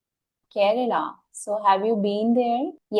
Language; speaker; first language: English; non-native, fluent; Hindi